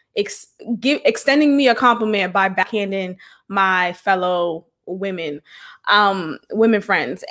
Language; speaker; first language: English; early bilingual, other home language; Haitian Creole